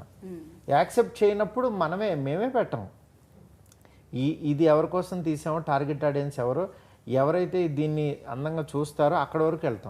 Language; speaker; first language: Telugu; native; Telugu